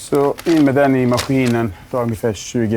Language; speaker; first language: Swedish; non-native, fluent; Bosnian